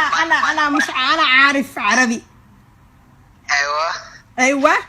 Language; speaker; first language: Arabic; non-native, learner; Somali